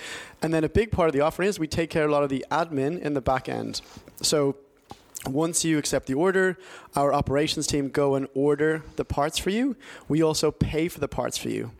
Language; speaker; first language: English; native; English